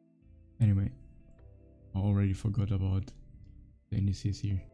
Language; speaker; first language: English; non-native, fluent; German